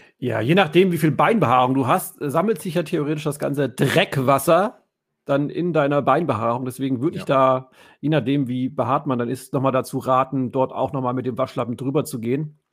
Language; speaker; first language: German; native; German